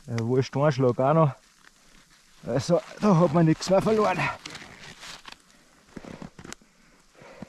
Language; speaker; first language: German; native; German